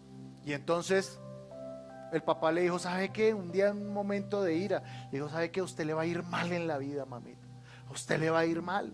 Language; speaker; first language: Spanish; native; Spanish